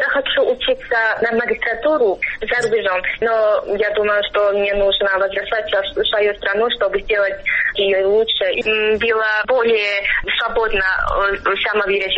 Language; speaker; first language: Russian; non-native, fluent; Georgian